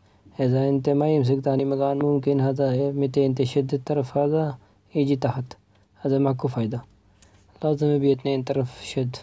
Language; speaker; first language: Arabic; non-native, learner; Urdu